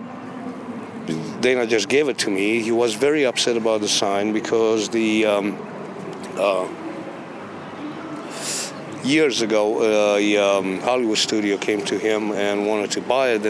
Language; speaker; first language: English; non-native, fluent; Romanian